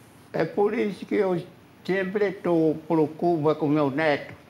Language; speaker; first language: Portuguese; non-native, local second language; Kayapó